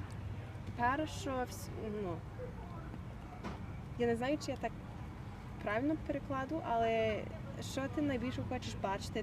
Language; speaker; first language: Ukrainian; early bilingual, heritage; Ukrainian